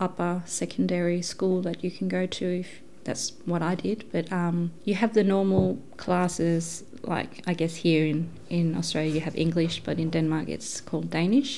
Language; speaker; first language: English; non-native, fluent; Danish